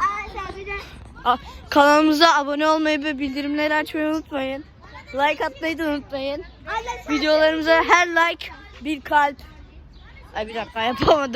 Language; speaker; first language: Turkish; native; Turkish